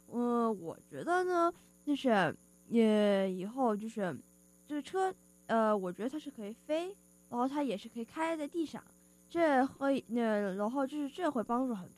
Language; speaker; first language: Chinese; early bilingual, heritage; Chinese